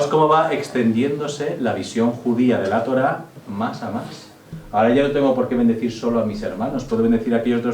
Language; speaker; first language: Spanish; native; Spanish